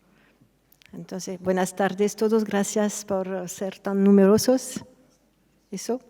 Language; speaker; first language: Spanish; non-native, fluent; French